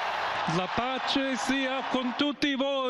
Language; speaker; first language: Italian; non-native, fluent; English